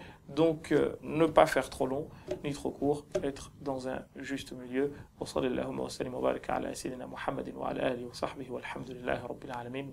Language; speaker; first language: French; non-native, local second language; Ngazidja Comorian